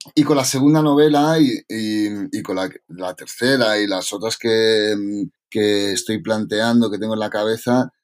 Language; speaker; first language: Spanish; native; Spanish